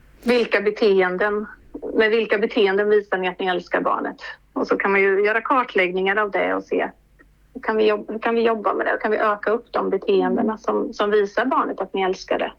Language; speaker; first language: Swedish; native; Swedish